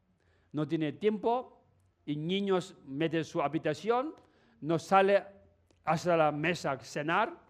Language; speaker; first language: Spanish; non-native, learner; Tibetan